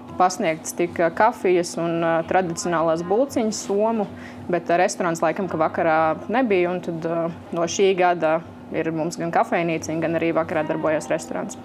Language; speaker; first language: Latvian; native; Latvian